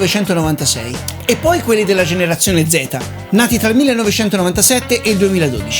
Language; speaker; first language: Italian; native; Italian